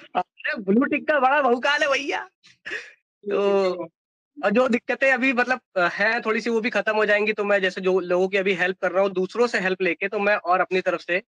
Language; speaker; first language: Hindi; native; Hindi